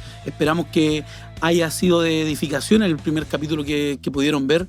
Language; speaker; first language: Spanish; native; Spanish